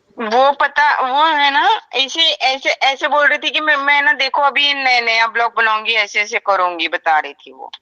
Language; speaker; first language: Hindi; native; Hindi